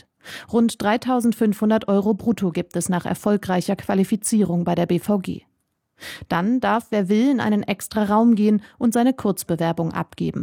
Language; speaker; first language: German; native; German